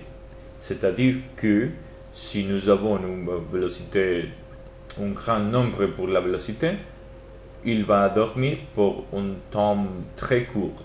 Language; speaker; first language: French; non-native, learner; Spanish